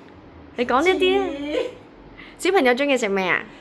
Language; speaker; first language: Chinese; non-native, local second language; Cantonese